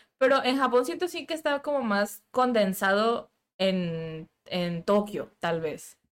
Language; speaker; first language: Spanish; native; Spanish